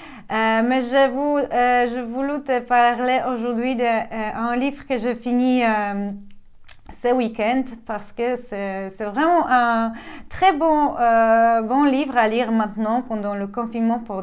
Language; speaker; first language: French; non-native, fluent; Polish